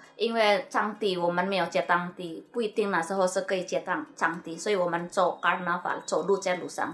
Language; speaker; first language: Chinese; non-native, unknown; Indonesian